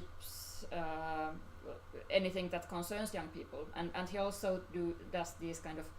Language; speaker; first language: English; non-native, fluent; Finnish